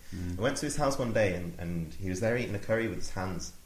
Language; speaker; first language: English; native; English